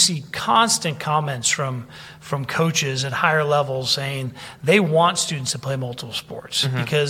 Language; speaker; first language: English; native; English